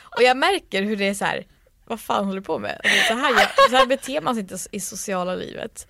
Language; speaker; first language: Swedish; native; Swedish